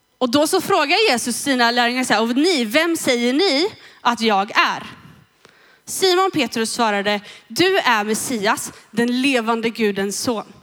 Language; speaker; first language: Swedish; native; Swedish